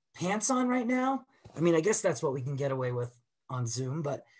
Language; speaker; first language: English; native; English